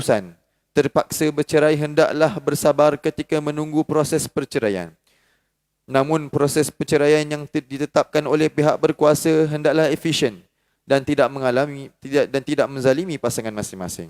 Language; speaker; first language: Malay; native; Malay